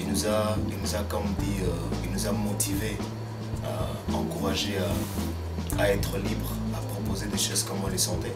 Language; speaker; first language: French; non-native, local second language; Lingala